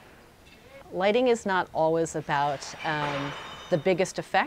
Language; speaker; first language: English; native; English